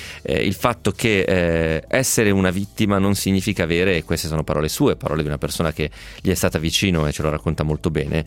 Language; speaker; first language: Italian; native; Italian